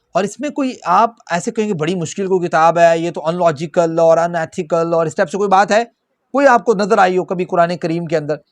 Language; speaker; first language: Urdu; non-native, local second language; Punjabi